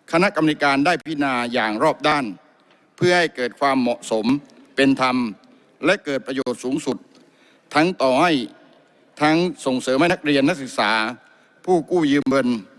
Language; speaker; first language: Thai; native; Thai